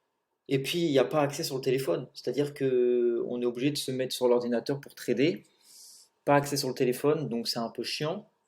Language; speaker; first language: French; native; French